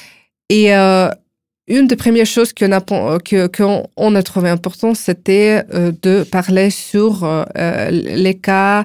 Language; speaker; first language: French; non-native, fluent; Ukrainian